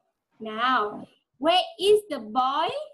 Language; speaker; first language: English; non-native, fluent; Vietnamese